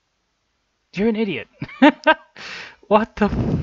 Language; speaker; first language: English; native; English